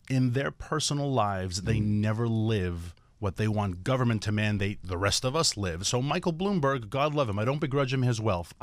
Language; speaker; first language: English; native; English